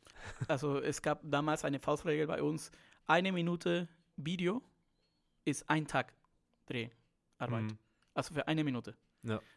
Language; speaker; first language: German; non-native, fluent; Spanish